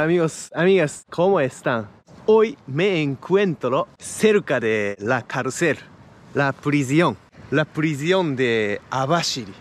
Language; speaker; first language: Spanish; non-native, fluent; Japanese